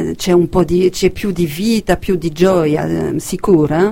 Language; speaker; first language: Italian; early bilingual, heritage; Italian